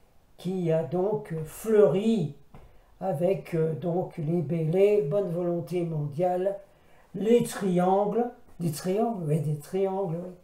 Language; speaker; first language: French; native; French